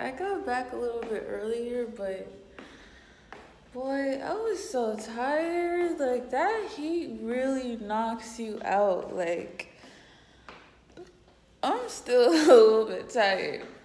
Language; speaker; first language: English; native; English